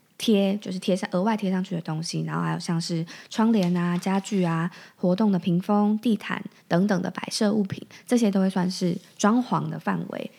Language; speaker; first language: Chinese; native; Chinese